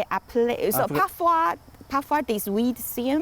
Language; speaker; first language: French; non-native, learner; Chinese